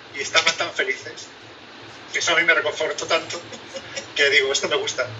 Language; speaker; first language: Spanish; native; Spanish